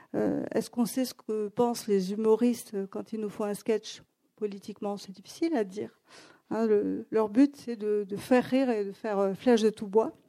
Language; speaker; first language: French; non-native, fluent; Greek